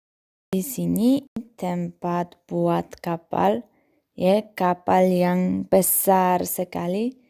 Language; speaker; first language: Indonesian; non-native, fluent; Polish